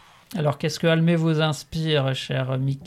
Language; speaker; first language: French; native; French